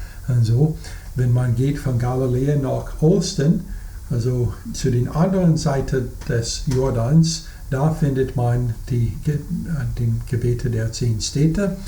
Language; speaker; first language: German; non-native, fluent; English